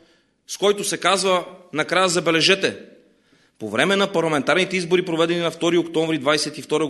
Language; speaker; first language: Bulgarian; native; Bulgarian